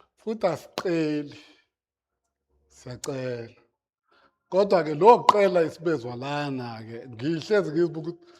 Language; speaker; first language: Zulu; native; Zulu